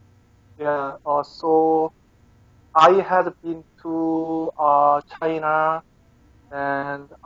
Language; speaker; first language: English; non-native, learner; Korean